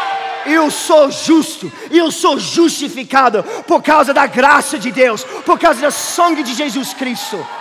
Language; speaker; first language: Portuguese; non-native, fluent; English